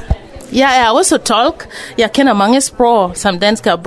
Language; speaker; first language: Danish; non-native, fluent; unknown